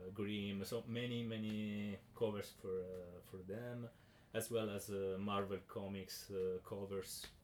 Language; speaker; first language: English; non-native, learner; Italian